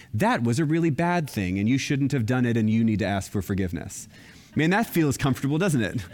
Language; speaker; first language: English; native; English